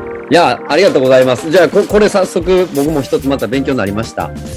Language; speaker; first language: Japanese; native; Japanese